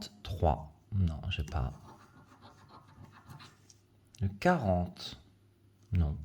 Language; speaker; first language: French; native; French